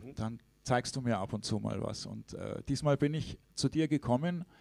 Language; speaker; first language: German; native; German